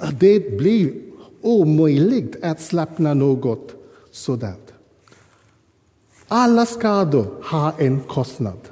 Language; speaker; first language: Swedish; non-native, fluent; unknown